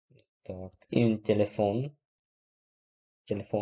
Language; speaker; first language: French; non-native, learner; Russian